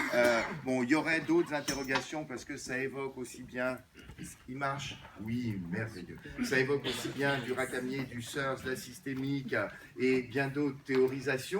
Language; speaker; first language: French; native; French